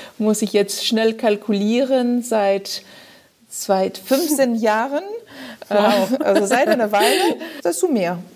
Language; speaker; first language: German; non-native, fluent; French